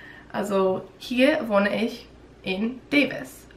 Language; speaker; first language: German; non-native, learner; English